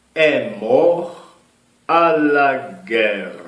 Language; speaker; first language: French; non-native, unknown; Portuguese